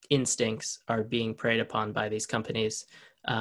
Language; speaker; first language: English; native; English